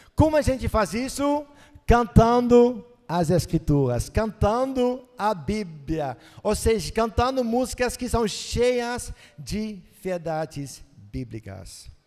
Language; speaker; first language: Portuguese; non-native, fluent; Dutch